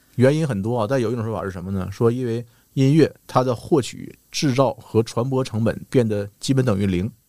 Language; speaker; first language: Chinese; native; Chinese